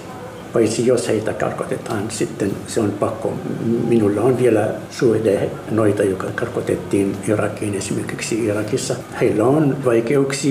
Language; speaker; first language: Finnish; non-native, fluent; Arabic